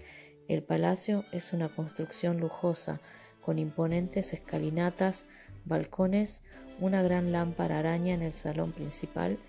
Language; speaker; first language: Spanish; native; Spanish